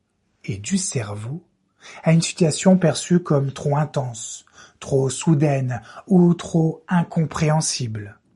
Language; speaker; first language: French; native; French